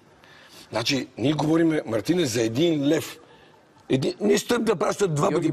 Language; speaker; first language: Bulgarian; native; Bulgarian